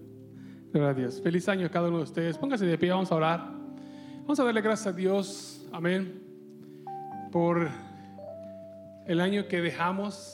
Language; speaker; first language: Spanish; native; Spanish